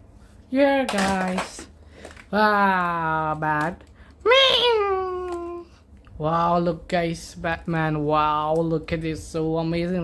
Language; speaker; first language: English; non-native, learner; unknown